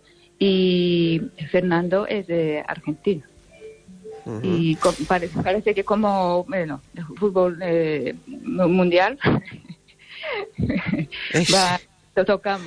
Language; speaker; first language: Spanish; non-native, learner; Japanese